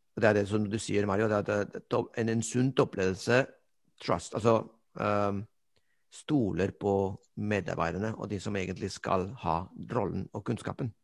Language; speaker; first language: Norwegian; non-native, fluent; Spanish